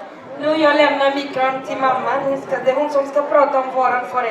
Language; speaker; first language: Swedish; non-native, learner; Swahili